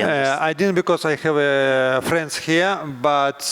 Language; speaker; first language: English; non-native, learner; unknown